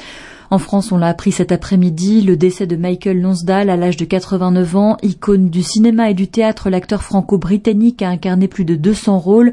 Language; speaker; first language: French; native; French